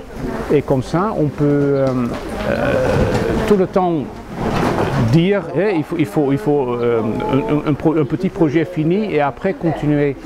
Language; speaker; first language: French; non-native, fluent; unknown